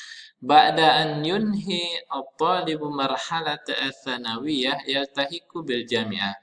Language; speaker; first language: Arabic; non-native, fluent; Indonesian